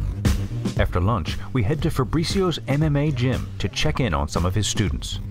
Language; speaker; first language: English; native; English